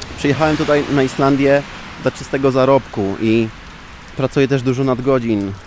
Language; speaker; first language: Polish; early bilingual, heritage; Polish